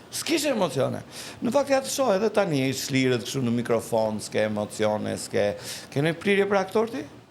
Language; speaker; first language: Albanian; native; Albanian